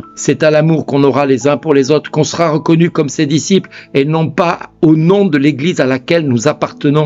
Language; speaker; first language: French; native; French